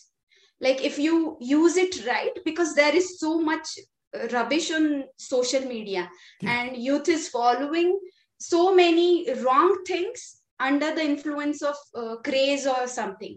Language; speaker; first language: English; non-native, local second language; Marathi